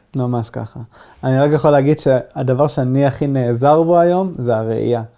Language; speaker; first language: Hebrew; native; Hebrew